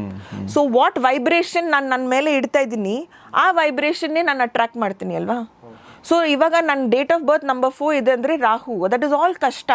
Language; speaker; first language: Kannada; non-native, local second language; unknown